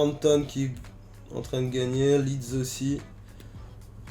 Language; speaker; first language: French; native; French